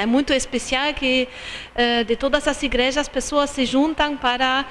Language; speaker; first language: Portuguese; non-native, fluent; German